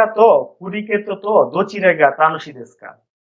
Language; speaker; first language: Japanese; non-native, fluent; Bangla